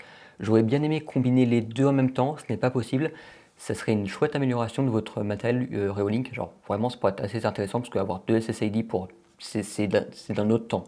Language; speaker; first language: French; native; French